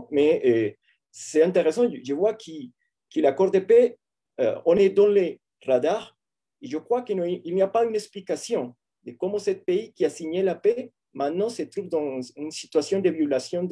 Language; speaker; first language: French; non-native, fluent; Spanish